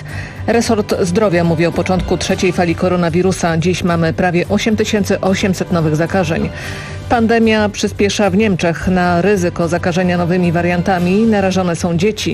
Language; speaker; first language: Polish; native; Polish